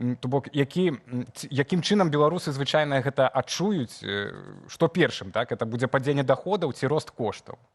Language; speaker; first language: Belarusian; non-native, local second language; Russian